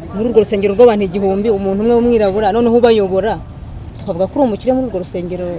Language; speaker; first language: Kinyarwanda; native; Kinyarwanda